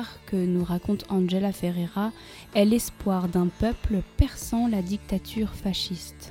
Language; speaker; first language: French; native; French